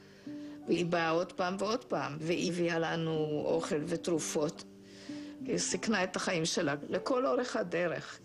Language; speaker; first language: Hebrew; non-native, fluent; Hungarian